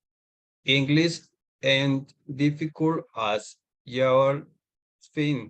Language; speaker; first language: English; non-native, learner; Spanish